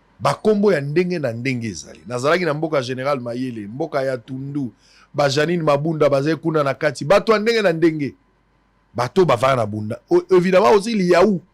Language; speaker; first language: Lingala; native; Lingala